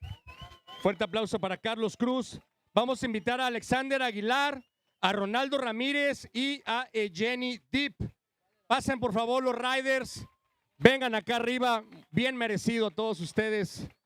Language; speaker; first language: Spanish; native; Spanish